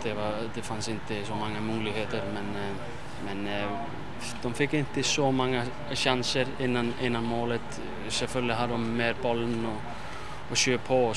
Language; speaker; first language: Swedish; non-native, fluent; Icelandic